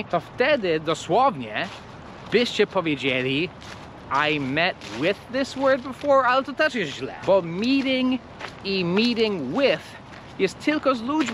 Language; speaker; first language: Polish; non-native, fluent; English